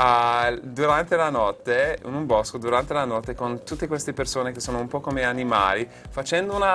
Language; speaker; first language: Italian; non-native, fluent; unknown